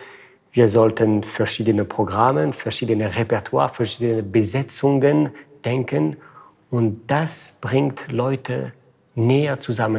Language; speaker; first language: German; non-native, fluent; French